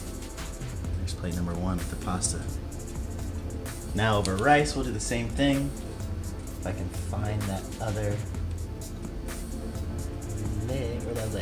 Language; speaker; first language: English; native; English